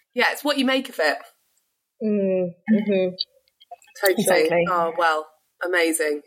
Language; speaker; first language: English; native; English